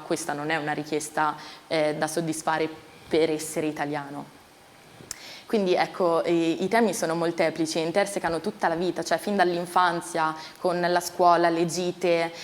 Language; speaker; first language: Italian; early bilingual, other home language; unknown